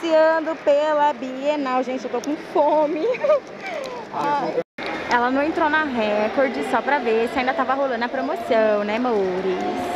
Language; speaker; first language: Portuguese; native; Portuguese